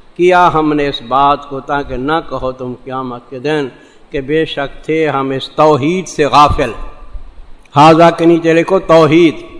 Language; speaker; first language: Urdu; non-native, local second language; Saraiki